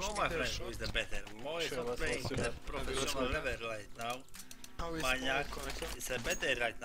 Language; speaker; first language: English; non-native, learner; Polish